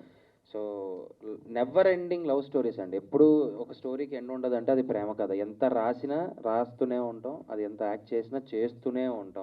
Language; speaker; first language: Telugu; native; Telugu